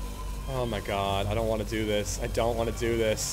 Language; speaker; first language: English; native; English